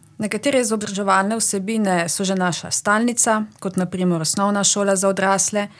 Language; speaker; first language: Slovenian; native; Slovenian